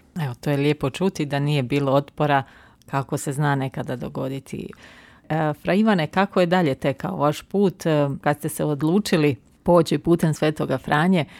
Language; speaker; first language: Croatian; native; Croatian